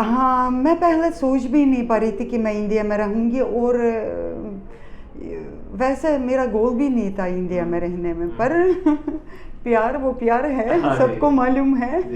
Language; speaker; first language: Hindi; non-native, fluent; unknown